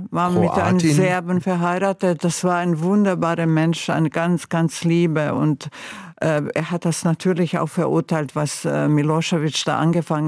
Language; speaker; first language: German; non-native, fluent; Croatian